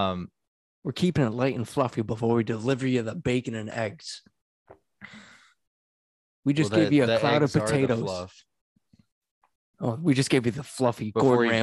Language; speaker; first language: English; native; English